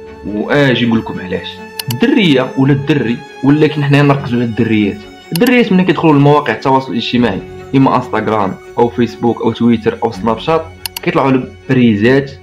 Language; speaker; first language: Arabic; native; Arabic